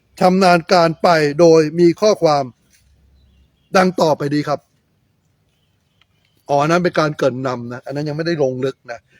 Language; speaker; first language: Thai; native; Thai